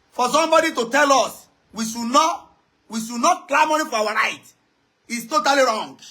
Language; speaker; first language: English; non-native, local second language; Yoruba